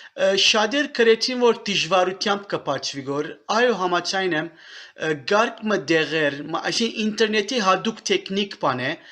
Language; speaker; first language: Armenian; native; Armenian